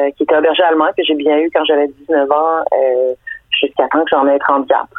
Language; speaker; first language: French; early bilingual, other home language; Danish